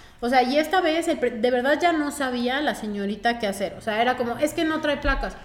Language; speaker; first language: Spanish; native; Spanish